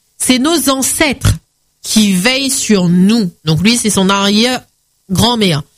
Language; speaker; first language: French; native; French